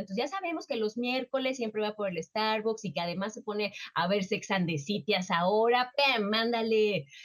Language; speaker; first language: Spanish; native; Spanish